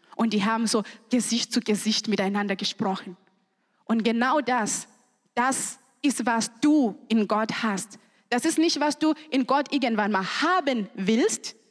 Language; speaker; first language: German; non-native, fluent; Shona